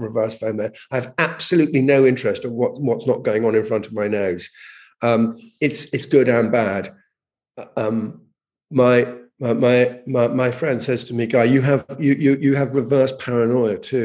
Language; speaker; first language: English; native; English